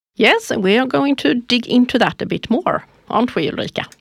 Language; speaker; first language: English; non-native, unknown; Swedish